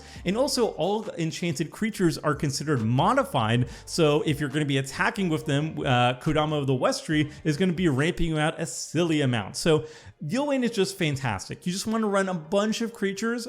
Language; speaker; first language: English; native; English